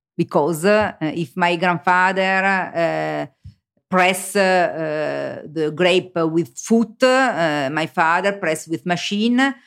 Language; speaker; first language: English; non-native, learner; Italian